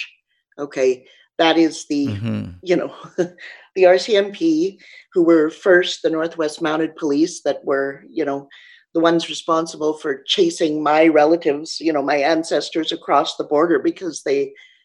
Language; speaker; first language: English; native; English